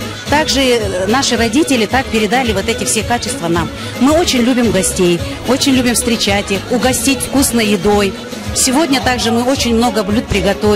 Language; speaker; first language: Russian; native; Russian